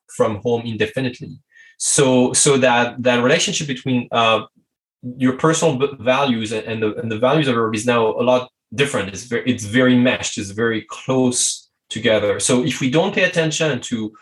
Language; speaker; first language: English; non-native, fluent; French